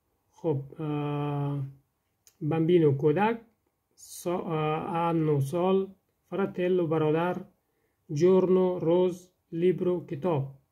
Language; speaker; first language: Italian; non-native, fluent; Persian